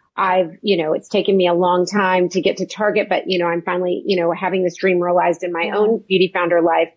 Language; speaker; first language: English; native; English